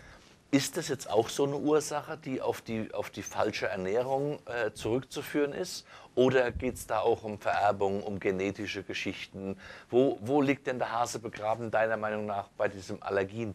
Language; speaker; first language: German; native; German